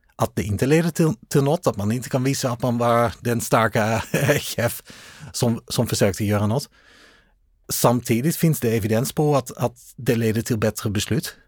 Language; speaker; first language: Swedish; non-native, fluent; Dutch